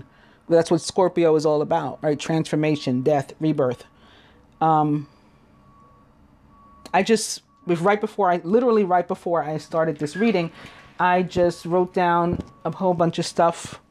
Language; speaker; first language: English; native; English